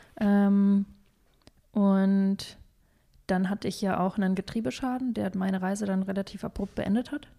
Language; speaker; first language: German; early bilingual, other home language; Russian